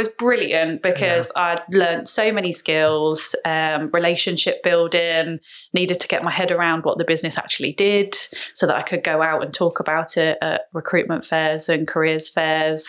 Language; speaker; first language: English; native; English